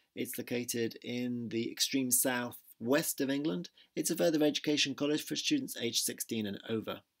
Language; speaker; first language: English; native; English